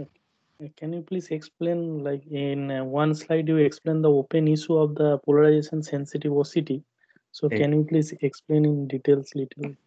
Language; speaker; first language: English; non-native, learner; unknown